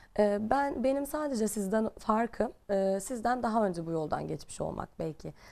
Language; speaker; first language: Turkish; native; Turkish